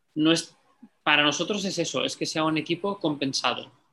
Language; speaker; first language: Spanish; native; Spanish